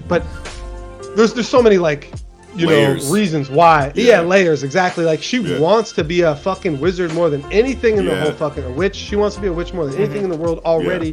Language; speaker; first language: English; native; English